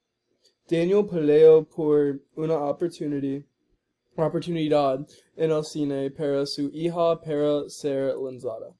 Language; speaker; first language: Spanish; non-native, learner; English